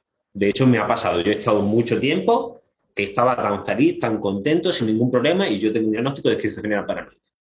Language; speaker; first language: Spanish; native; Spanish